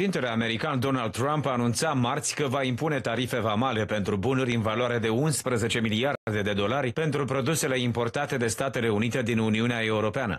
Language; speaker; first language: Romanian; native; Romanian